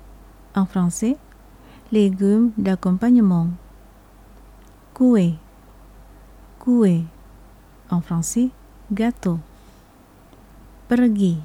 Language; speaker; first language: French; non-native, fluent; Indonesian